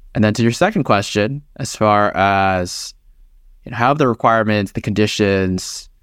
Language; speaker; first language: English; native; English